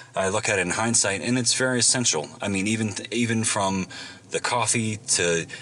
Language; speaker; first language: English; native; English